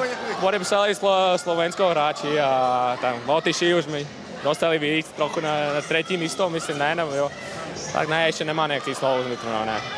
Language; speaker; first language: Czech; non-native, learner; Latvian